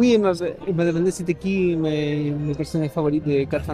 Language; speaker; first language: French; non-native, fluent; Spanish